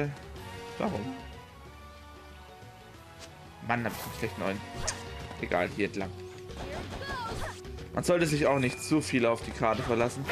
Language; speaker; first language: German; native; German